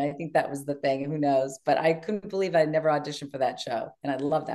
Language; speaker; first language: English; native; English